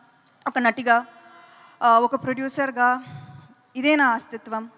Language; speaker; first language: Telugu; non-native, fluent; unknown